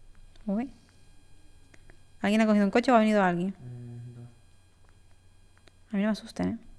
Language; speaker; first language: Spanish; native; Spanish